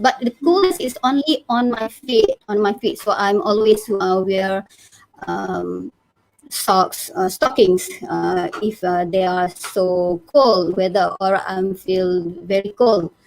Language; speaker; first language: English; non-native, learner; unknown